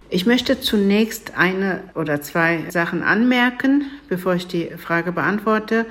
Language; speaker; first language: German; early bilingual, other home language; Turkish